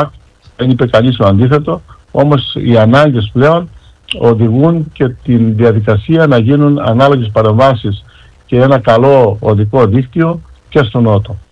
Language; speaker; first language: Greek; native; Greek